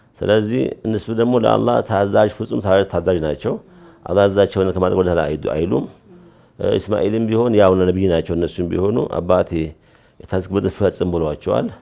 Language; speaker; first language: Amharic; native; Amharic